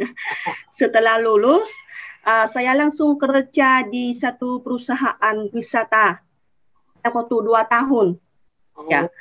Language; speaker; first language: Indonesian; non-native, fluent; Vietnamese